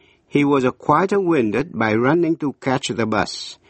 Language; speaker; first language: English; non-native, fluent; Vietnamese